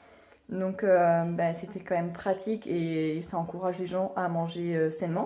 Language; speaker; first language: French; native; French